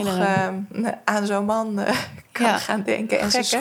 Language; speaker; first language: Dutch; native; Dutch